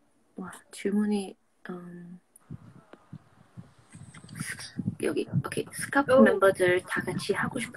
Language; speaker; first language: Korean; non-native, fluent; English